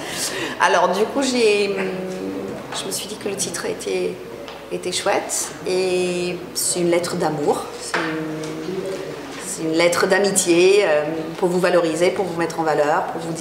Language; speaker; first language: French; non-native, fluent; English